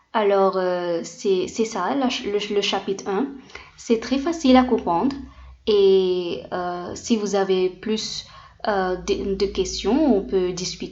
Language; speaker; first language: French; non-native, fluent; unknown